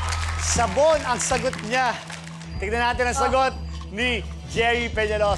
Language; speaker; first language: Filipino; native; Filipino